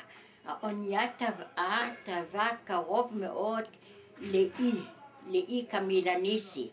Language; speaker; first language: Hebrew; early bilingual, other home language; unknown